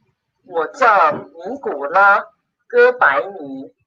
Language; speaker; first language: Chinese; non-native, learner; Polish